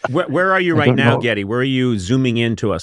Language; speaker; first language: English; native; English